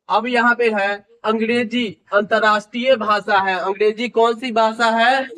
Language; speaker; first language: Hindi; native; Hindi